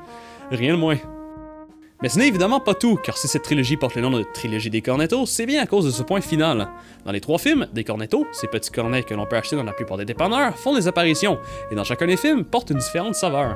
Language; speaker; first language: French; native; French